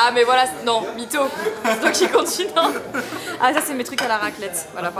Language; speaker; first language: French; native; French